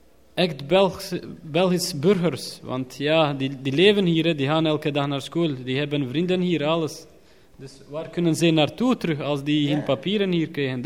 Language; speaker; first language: Dutch; non-native, learner; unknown